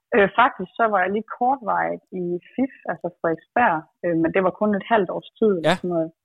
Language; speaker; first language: Danish; native; Danish